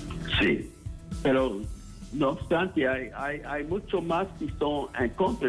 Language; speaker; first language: Spanish; non-native, fluent; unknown